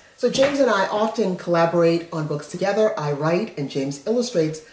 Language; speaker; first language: English; native; English